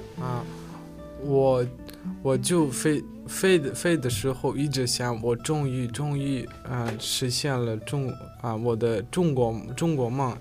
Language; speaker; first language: Chinese; non-native, learner; Uzbek